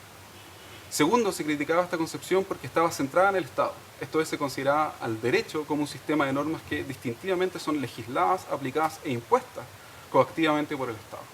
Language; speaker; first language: Spanish; native; Spanish